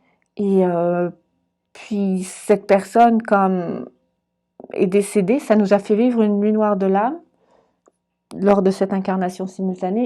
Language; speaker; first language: French; native; French